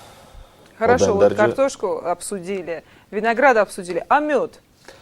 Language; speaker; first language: Russian; non-native, local second language; Ossetic